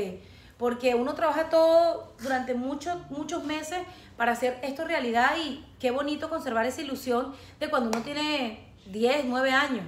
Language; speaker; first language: Spanish; native; Spanish